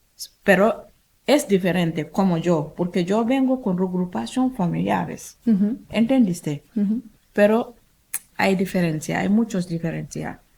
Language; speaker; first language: Spanish; non-native, learner; Wolof